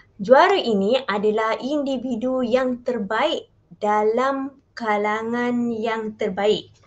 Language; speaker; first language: Malay; native; Malay